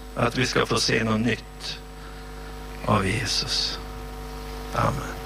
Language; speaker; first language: Swedish; native; Swedish